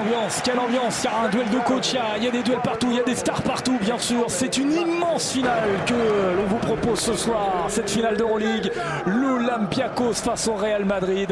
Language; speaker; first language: French; native; French